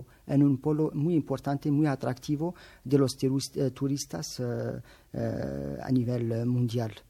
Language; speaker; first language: Spanish; non-native, fluent; Arabic